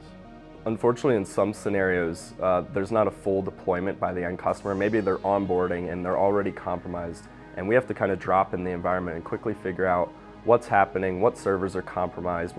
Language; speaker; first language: English; native; English